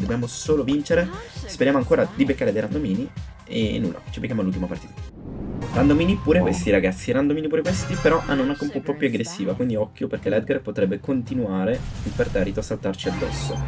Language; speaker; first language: Italian; native; Italian